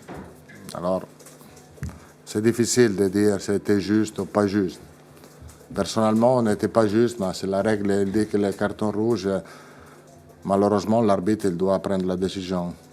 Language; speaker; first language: French; non-native, fluent; Italian